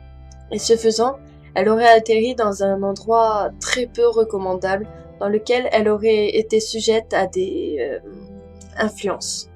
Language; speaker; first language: French; native; French